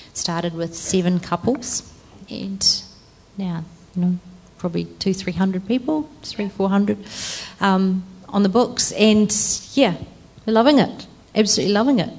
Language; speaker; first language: English; native; English